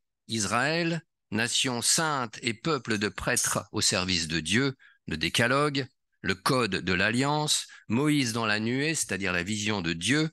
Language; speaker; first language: French; native; French